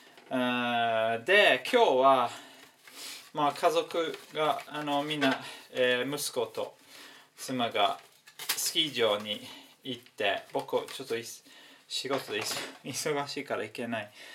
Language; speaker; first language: Japanese; non-native, learner; English